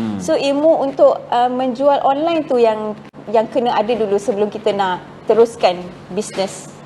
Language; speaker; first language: Malay; non-native, local second language; Chinese